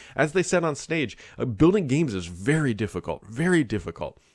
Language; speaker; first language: English; native; English